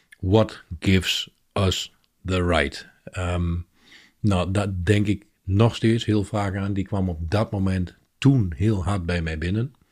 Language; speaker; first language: Dutch; native; Dutch